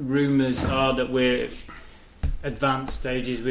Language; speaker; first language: English; native; English